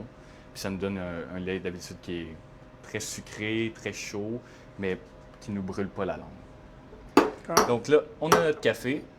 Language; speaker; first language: French; native; French